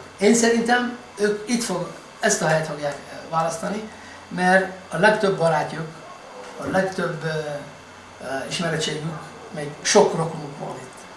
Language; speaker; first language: Hungarian; non-native, fluent; Arabic